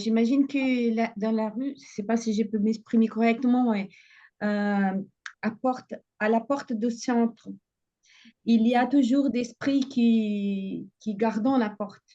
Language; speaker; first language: French; non-native, fluent; Portuguese